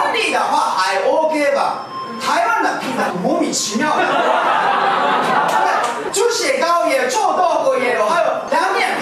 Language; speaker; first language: Chinese; non-native, fluent; Japanese